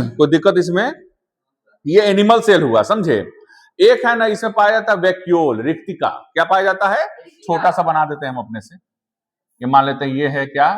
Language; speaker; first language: Hindi; native; Hindi